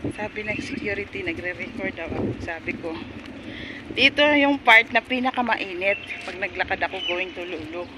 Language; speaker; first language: Filipino; non-native, local second language; Hiligaynon